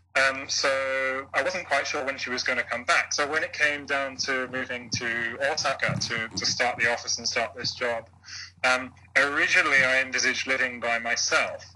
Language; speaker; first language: English; native; English